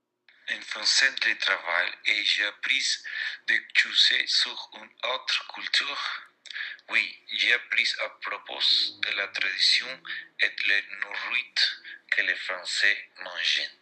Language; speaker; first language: French; non-native, learner; Spanish